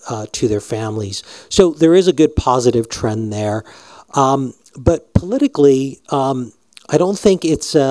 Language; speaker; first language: English; native; English